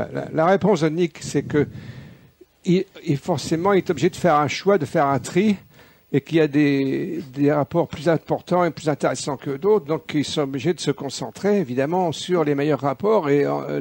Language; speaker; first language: French; native; French